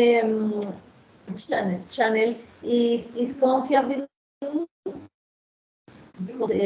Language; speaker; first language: English; non-native, learner; Spanish